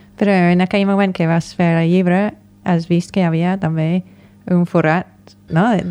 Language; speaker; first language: Catalan; non-native, fluent; English